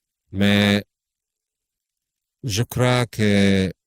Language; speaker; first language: French; non-native, learner; Bosnian